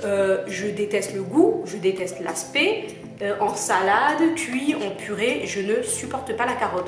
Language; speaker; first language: French; native; French